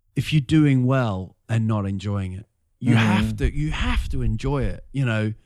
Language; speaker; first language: English; native; English